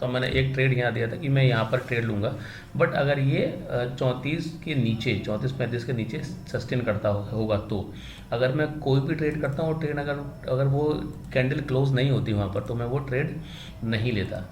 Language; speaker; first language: Hindi; native; Hindi